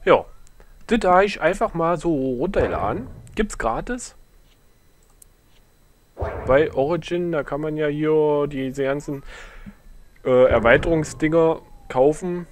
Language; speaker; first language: German; native; German